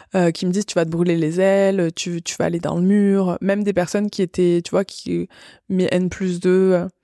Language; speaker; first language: French; native; French